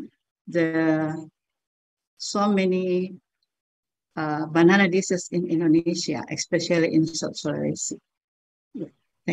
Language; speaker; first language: English; non-native, learner; Indonesian